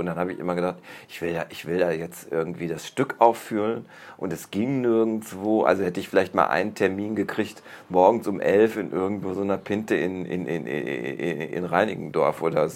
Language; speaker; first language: German; native; German